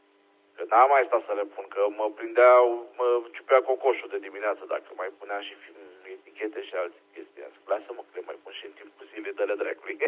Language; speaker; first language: Romanian; native; Romanian